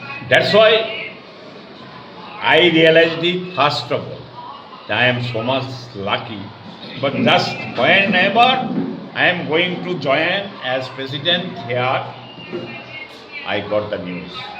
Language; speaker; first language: English; non-native, local second language; Bangla